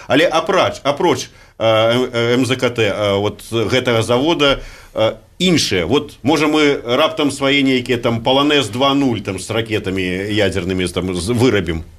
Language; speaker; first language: Belarusian; native; Belarusian